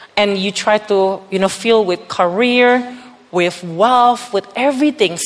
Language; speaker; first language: English; non-native, fluent; Indonesian